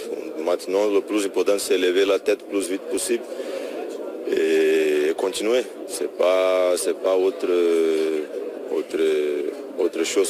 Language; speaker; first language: French; non-native, fluent; Spanish